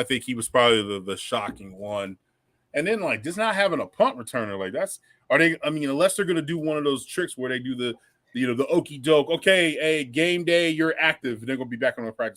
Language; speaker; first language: English; native; English